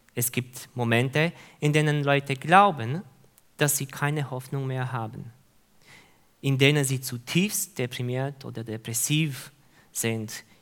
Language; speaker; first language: German; non-native, fluent; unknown